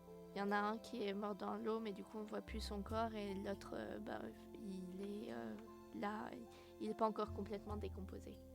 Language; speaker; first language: French; native; French